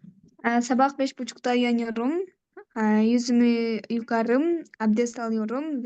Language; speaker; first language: Turkish; non-native, learner; Kyrgyz